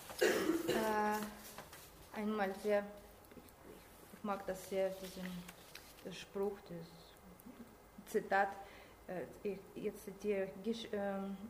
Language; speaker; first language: German; non-native, learner; Russian